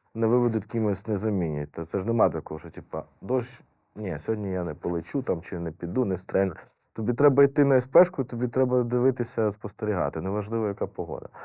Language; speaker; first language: Ukrainian; native; Ukrainian